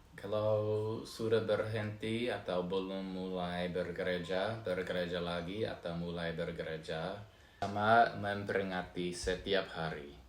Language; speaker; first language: Indonesian; non-native, fluent; English